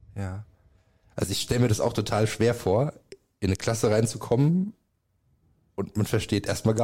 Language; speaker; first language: German; native; German